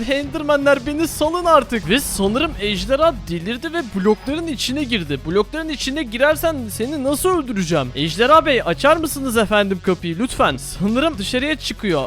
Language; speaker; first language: Turkish; native; Turkish